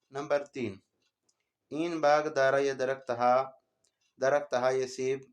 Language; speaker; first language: Persian; non-native, fluent; Urdu